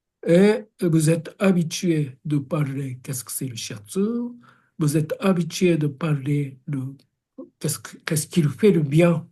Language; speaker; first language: French; non-native, fluent; Japanese